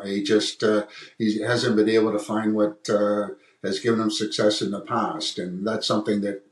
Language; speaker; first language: English; native; English